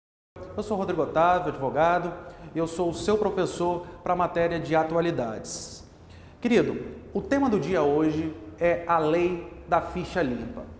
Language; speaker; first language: Portuguese; native; Portuguese